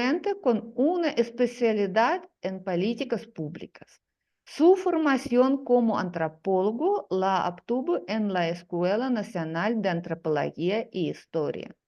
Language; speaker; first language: Spanish; non-native, fluent; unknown